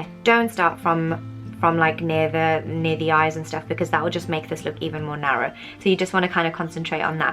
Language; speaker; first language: English; native; English